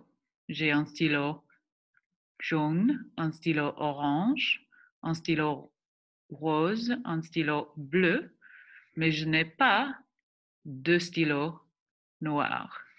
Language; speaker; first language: French; non-native, fluent; English